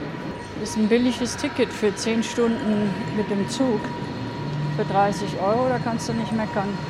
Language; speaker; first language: German; native; German